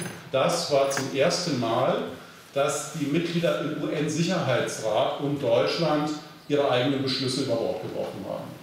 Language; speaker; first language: German; native; German